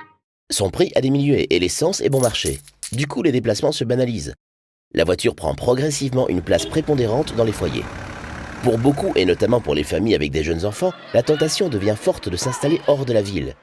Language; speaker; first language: French; native; French